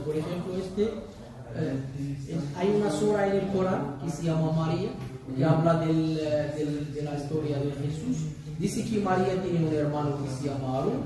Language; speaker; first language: Spanish; non-native, learner; Arabic